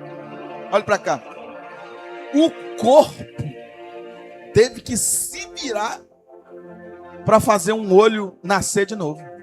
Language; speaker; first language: Portuguese; native; Portuguese